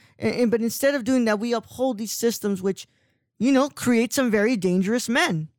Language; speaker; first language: English; native; English